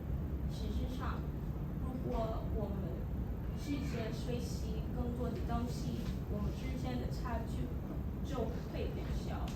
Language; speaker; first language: Chinese; non-native, learner; English